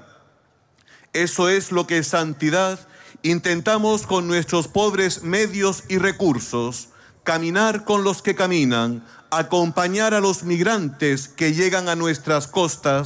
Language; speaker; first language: Spanish; native; Spanish